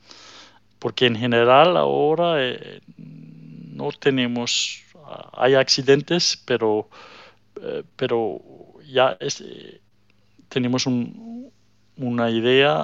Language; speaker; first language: Spanish; non-native, fluent; Danish